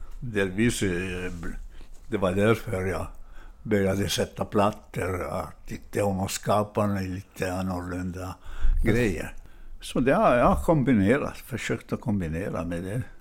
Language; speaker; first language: Swedish; non-native, fluent; Italian